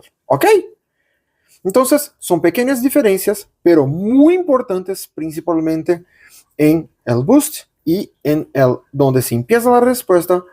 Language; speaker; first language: Spanish; non-native, local second language; Portuguese